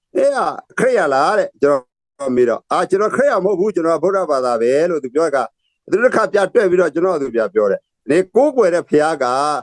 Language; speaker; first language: Burmese; non-native, local second language; S'gaw Karen